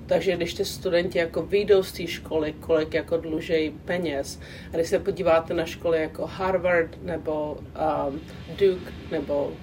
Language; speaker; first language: Czech; non-native, local second language; English